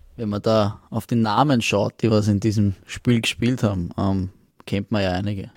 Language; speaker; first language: German; native; German